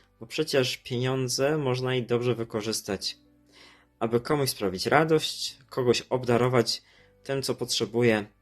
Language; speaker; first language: Polish; native; Polish